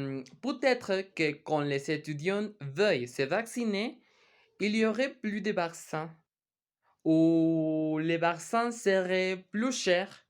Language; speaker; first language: French; non-native, learner; Spanish